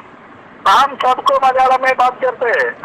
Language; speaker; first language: Hindi; non-native, local second language; Malayalam